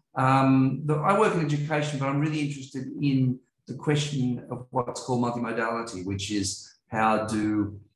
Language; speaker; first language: English; native; English